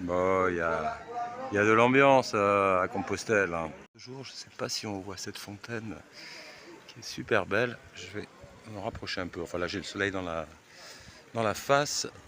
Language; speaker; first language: French; native; French